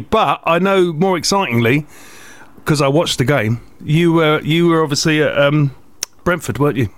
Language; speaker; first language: English; native; English